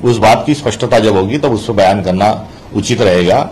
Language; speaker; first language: Hindi; non-native, local second language; Marathi